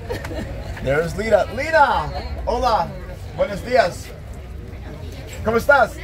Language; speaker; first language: Spanish; non-native, learner; English